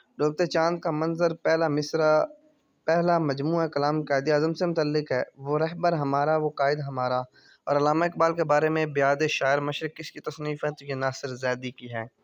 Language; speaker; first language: Urdu; native; Urdu